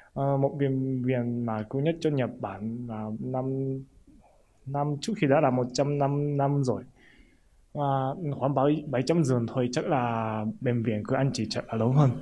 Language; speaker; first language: Vietnamese; non-native, fluent; Japanese